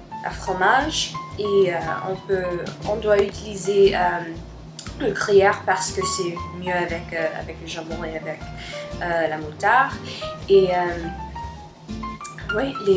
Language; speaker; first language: French; non-native, learner; English